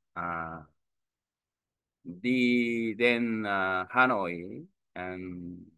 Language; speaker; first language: Vietnamese; non-native, learner; Korean